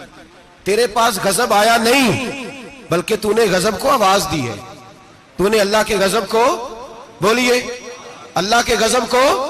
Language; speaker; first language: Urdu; non-native, local second language; Punjabi